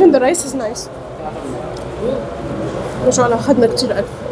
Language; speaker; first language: English; non-native, local second language; Arabic